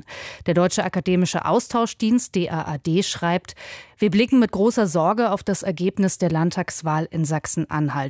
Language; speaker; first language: German; native; German